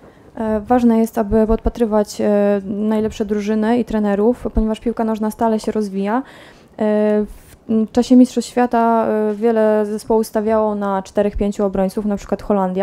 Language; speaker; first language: Polish; native; Polish